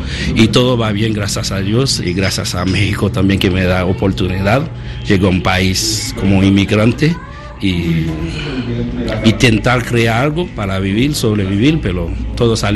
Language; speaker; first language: Spanish; non-native, learner; Haitian Creole